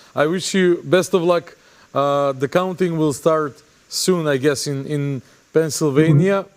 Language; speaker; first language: English; non-native, fluent; Macedonian